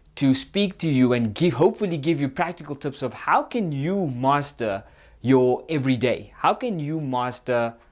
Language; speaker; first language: English; native; English